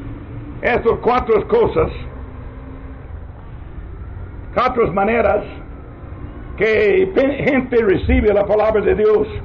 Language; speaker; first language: Spanish; non-native, learner; English